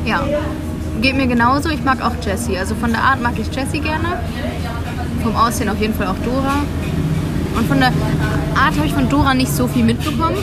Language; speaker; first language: German; native; German